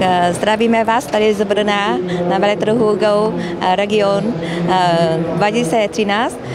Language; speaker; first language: Czech; non-native, learner; Vietnamese